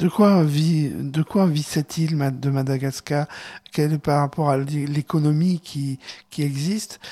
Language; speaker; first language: French; native; French